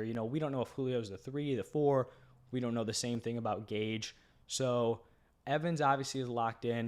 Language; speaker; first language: English; native; English